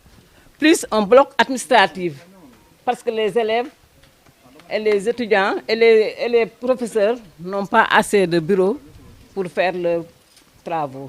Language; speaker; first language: French; non-native, local second language; Wolof